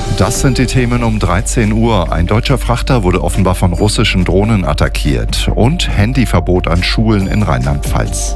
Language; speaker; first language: German; native; German